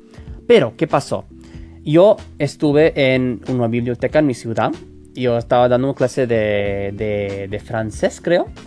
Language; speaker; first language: Spanish; non-native, fluent; English